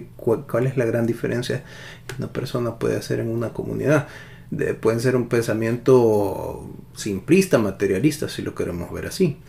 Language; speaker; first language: Spanish; native; Spanish